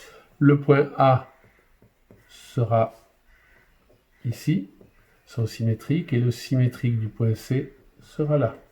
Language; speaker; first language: French; native; French